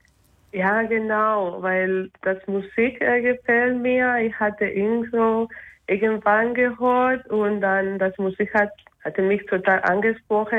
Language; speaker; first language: German; non-native, learner; Spanish